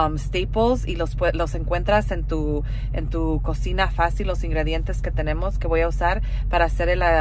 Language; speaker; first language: Spanish; early bilingual, heritage; Spanish